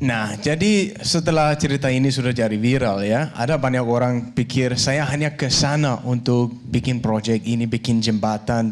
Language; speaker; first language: Indonesian; non-native, fluent; Danish